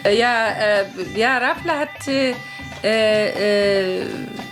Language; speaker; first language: German; non-native, fluent; Arabic